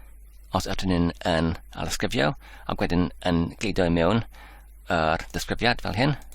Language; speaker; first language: Welsh; non-native, learner; English